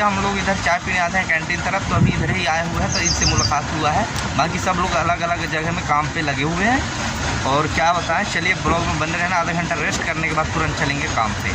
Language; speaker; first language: Hindi; non-native, local second language; Chhattisgarhi